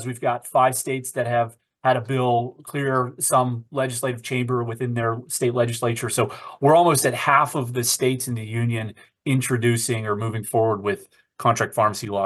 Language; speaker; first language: English; native; English